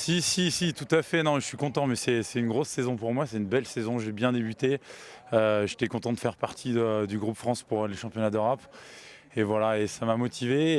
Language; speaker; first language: French; native; French